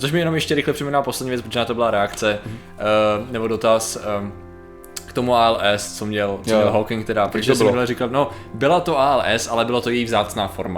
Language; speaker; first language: Czech; native; Czech